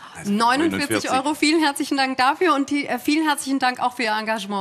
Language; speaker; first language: German; native; German